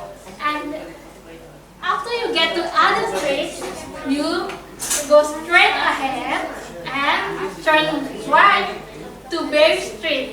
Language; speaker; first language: English; non-native, fluent; Indonesian